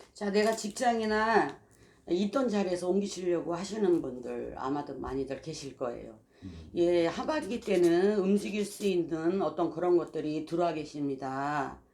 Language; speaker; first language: Korean; native; Korean